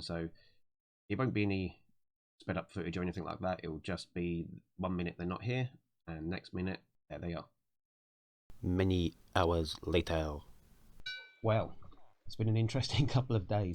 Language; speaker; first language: English; native; English